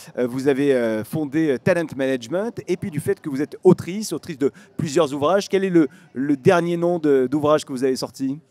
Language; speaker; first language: French; native; French